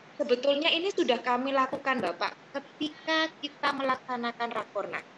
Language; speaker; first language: Indonesian; non-native, local second language; Javanese